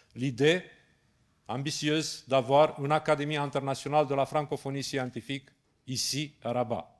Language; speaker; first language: French; non-native, fluent; Romanian